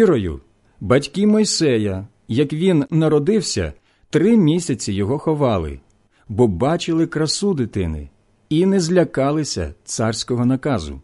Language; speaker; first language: Ukrainian; native; Ukrainian